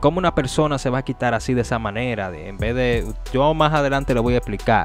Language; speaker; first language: Spanish; native; Spanish